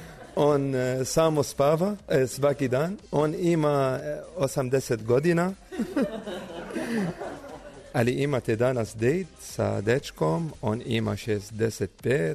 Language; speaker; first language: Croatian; non-native, learner; Arabic